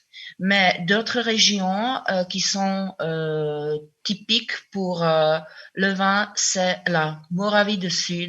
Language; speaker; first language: French; non-native, fluent; Czech